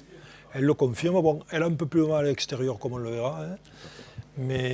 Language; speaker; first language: French; native; French